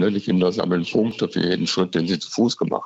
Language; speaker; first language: German; native; German